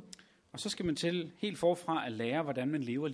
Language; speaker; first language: Danish; native; Danish